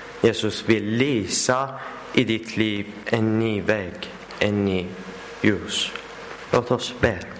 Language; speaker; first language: Swedish; non-native, learner; Persian